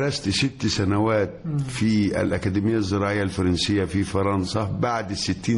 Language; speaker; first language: Arabic; native; Arabic